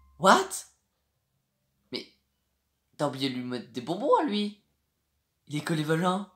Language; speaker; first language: French; native; French